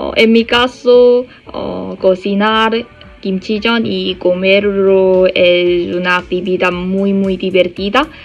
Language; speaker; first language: Spanish; non-native, learner; Korean